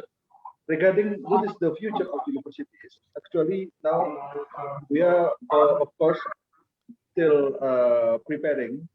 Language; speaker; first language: English; non-native, fluent; Indonesian